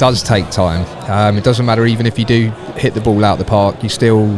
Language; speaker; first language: English; native; English